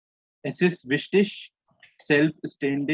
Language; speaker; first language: German; non-native, fluent; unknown